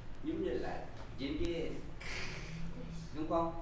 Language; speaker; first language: Korean; non-native, fluent; Vietnamese